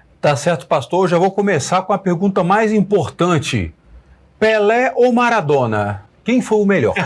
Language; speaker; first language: Portuguese; native; Portuguese